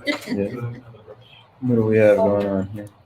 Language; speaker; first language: English; native; English